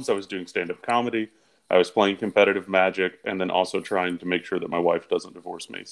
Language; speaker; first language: English; native; English